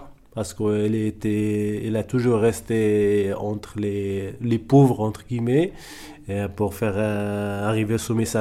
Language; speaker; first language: French; non-native, learner; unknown